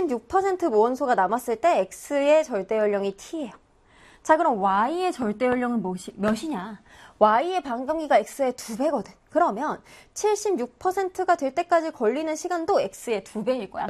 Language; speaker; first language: Korean; native; Korean